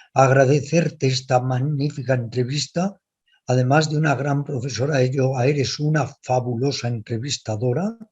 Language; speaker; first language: Spanish; native; Spanish